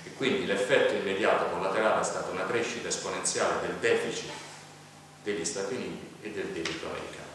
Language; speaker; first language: Italian; native; Italian